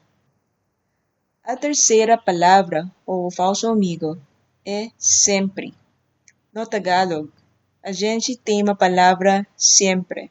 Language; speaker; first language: Portuguese; non-native, fluent; Filipino